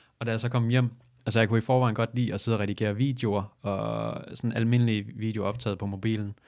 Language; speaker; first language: Danish; native; Danish